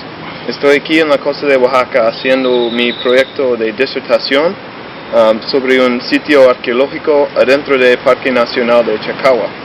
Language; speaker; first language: Spanish; non-native, fluent; English